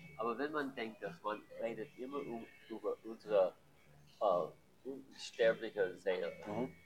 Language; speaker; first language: German; non-native, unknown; English